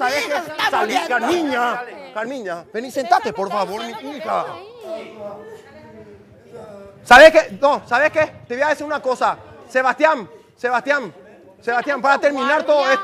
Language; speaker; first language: Spanish; native; Spanish